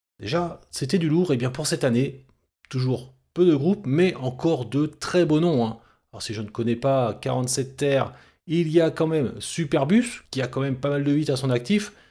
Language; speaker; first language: French; native; French